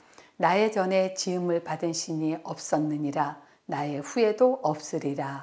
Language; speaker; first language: Korean; native; Korean